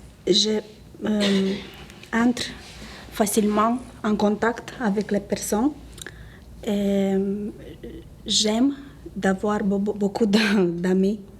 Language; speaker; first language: French; non-native, learner; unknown